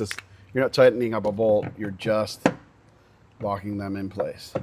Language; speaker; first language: English; native; English